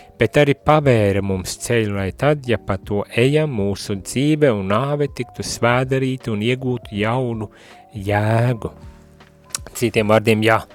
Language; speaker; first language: Latvian; native; Latvian